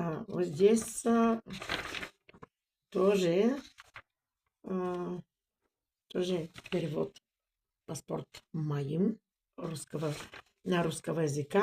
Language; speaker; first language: Russian; non-native, learner; Bulgarian